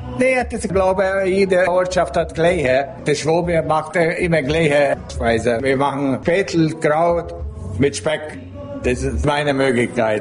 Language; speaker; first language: German; non-native, local second language; Hungarian